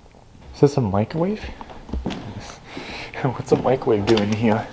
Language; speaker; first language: English; native; English